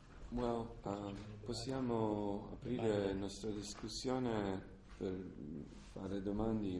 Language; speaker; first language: Italian; non-native, learner; English